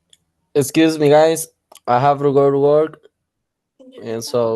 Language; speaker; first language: English; non-native, learner; Spanish